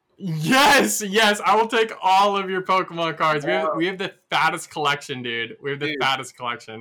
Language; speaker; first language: English; native; English